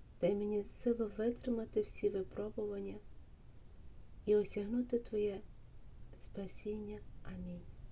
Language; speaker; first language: Ukrainian; native; Ukrainian